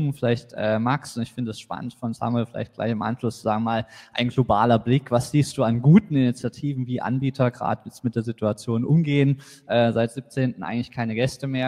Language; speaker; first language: German; native; German